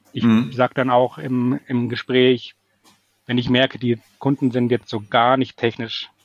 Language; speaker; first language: German; native; German